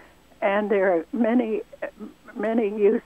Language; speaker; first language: English; native; English